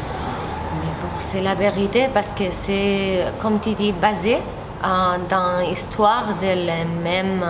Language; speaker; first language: French; non-native, learner; Spanish